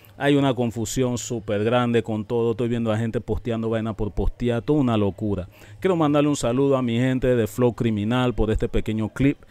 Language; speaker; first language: Spanish; non-native, local second language; English